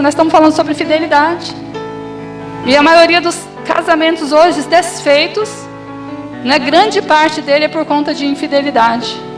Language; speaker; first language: Portuguese; native; Portuguese